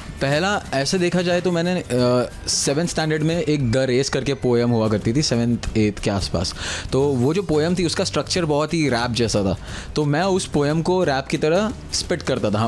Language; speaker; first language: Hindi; non-native, local second language; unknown